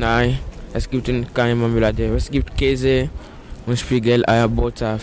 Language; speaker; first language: German; non-native, learner; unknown